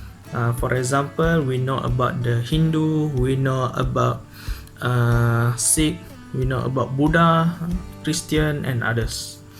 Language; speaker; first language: English; non-native, learner; Malay